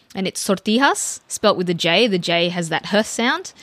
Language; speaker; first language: English; early bilingual, other home language; Filipino